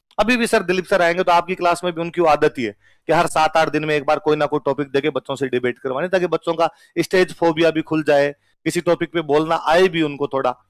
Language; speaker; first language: Hindi; non-native, local second language; Punjabi